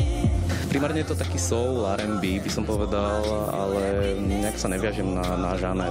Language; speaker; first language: Slovak; early bilingual, other home language; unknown